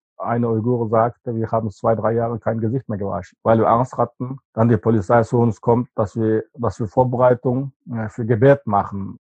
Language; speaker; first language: German; non-native, fluent; Uyghur